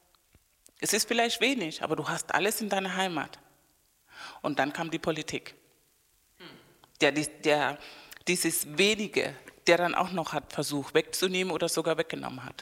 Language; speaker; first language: German; non-native, fluent; Spanish